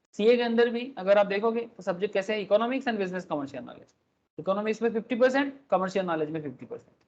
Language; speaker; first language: Hindi; non-native, local second language; Bangla